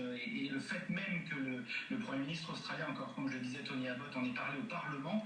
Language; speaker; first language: French; native; French